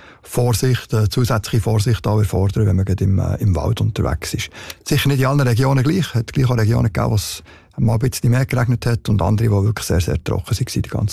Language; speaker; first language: German; native; German